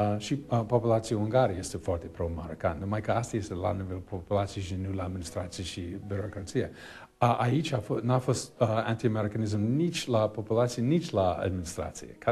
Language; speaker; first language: Romanian; non-native, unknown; English